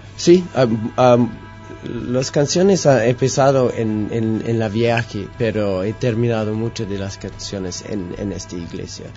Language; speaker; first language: Spanish; non-native, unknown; English